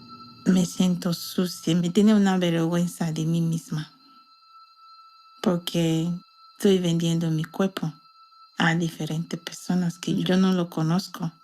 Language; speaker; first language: Spanish; non-native, learner; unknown